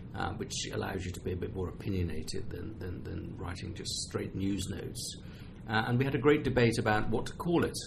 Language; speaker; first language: English; native; English